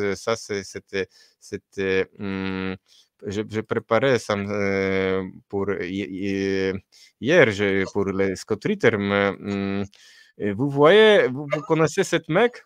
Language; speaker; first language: French; non-native, fluent; Polish